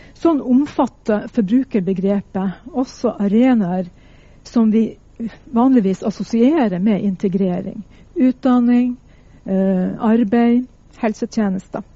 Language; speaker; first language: Norwegian; native; Norwegian